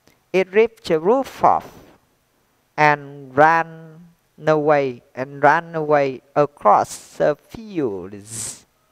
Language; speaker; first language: English; non-native, fluent; Vietnamese